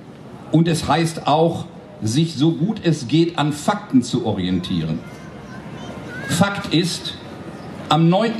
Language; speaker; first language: German; native; German